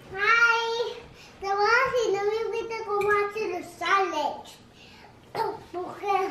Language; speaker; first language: Spanish; early bilingual, heritage; Spanish